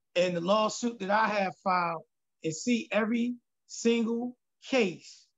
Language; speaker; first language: English; native; English